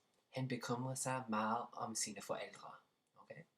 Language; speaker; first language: Danish; non-native, learner; English